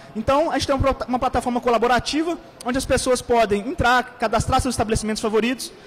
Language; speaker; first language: Portuguese; native; Portuguese